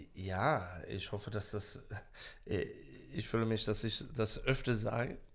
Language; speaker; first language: German; non-native, fluent; English